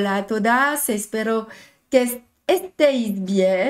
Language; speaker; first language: Spanish; non-native, learner; French